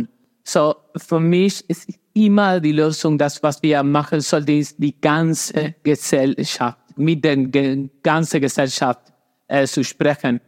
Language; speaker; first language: German; non-native, fluent; Spanish